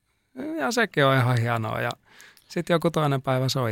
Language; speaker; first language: Finnish; native; Finnish